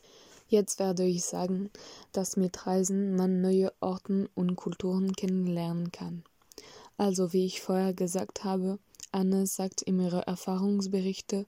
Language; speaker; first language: German; non-native, learner; French